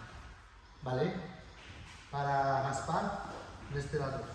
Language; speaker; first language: Spanish; non-native, learner; French